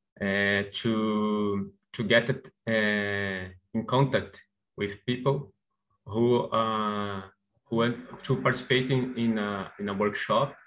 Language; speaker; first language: English; non-native, learner; Portuguese